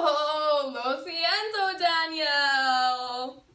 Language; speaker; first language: Spanish; non-native, learner; English